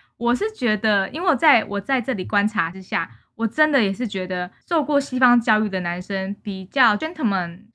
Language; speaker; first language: Chinese; native; Chinese